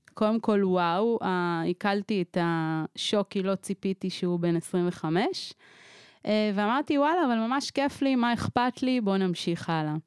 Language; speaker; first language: Hebrew; native; Hebrew